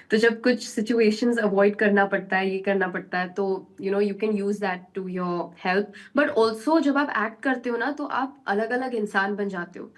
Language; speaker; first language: Hindi; early bilingual, heritage; Hindi